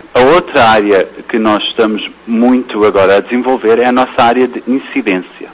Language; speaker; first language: Portuguese; native; Portuguese